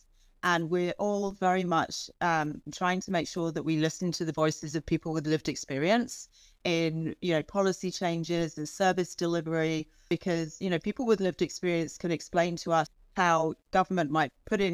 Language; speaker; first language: English; native; English